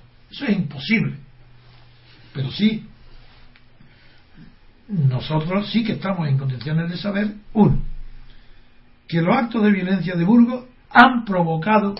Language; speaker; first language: Spanish; native; Spanish